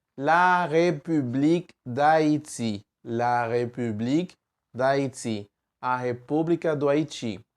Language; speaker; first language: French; non-native, fluent; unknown